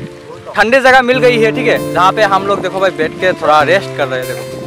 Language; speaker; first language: Hindi; non-native, local second language; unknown